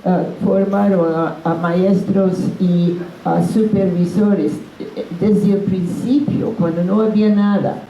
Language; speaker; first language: Spanish; non-native, fluent; English